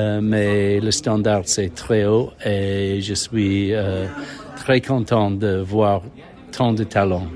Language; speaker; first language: French; non-native, fluent; English